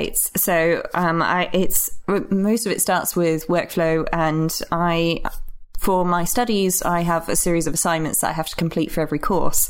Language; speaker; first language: English; native; English